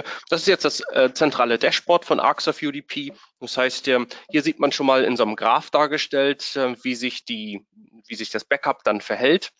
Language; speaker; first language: German; native; German